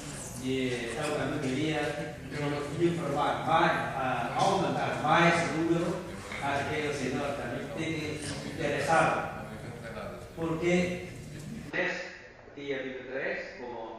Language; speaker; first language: Portuguese; non-native, fluent; Chinese